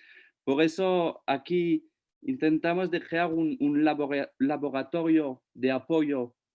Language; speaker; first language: Spanish; non-native, fluent; French